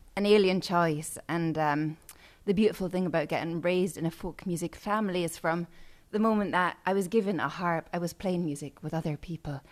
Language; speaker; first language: English; native; English